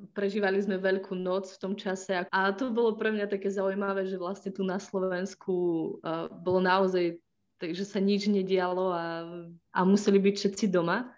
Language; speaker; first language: Slovak; native; Slovak